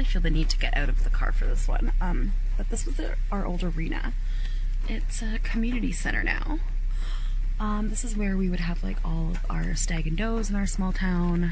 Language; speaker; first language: English; native; English